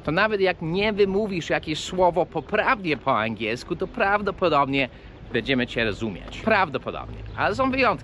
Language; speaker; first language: Polish; early bilingual, heritage; English